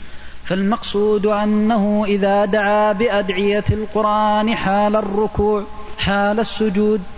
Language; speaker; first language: Arabic; native; Arabic